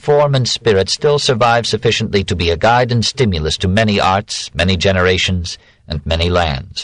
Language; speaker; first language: English; native; English